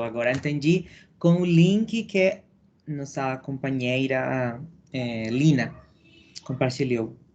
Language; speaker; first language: Portuguese; non-native, learner; Spanish